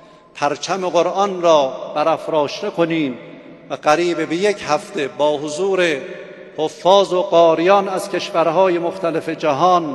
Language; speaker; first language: Persian; native; Persian